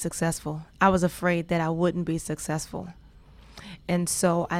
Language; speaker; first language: English; native; English